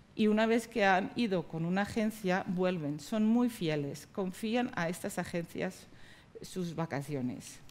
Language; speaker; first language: Spanish; non-native, fluent; Dutch